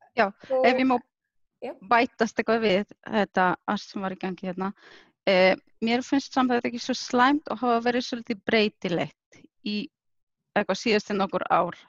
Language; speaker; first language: Icelandic; non-native, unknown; Polish